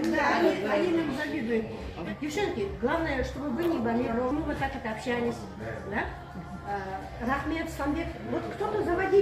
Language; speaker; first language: Russian; non-native, local second language; Kazakh